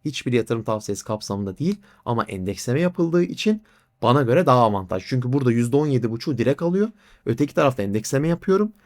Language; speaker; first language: Turkish; native; Turkish